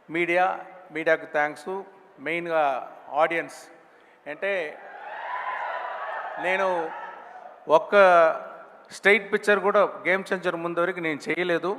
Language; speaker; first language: Telugu; non-native, learner; Tamil